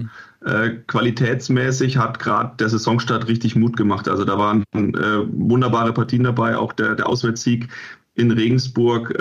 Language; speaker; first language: German; native; German